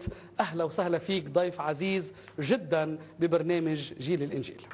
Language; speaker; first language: Arabic; native; Arabic